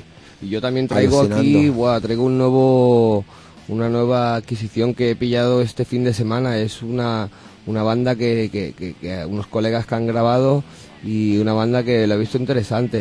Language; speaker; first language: Spanish; native; Spanish